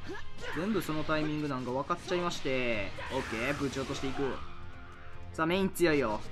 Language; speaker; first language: Japanese; native; Japanese